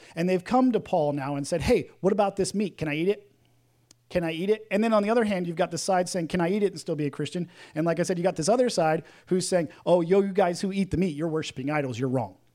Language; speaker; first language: English; native; English